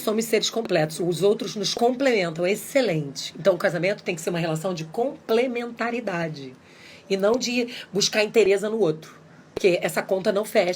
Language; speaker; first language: Portuguese; native; Portuguese